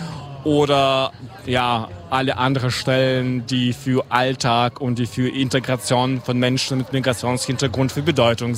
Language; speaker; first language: German; non-native, fluent; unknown